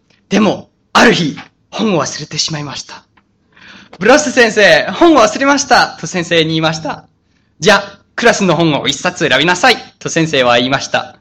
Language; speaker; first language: Japanese; non-native, fluent; English